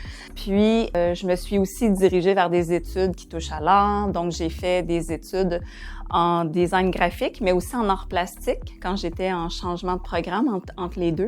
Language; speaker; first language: French; native; French